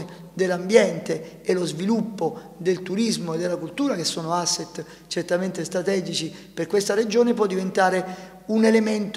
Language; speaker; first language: Italian; native; Italian